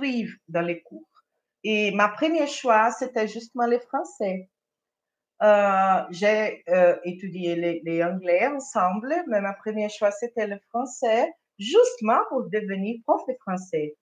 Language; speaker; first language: French; non-native, fluent; Portuguese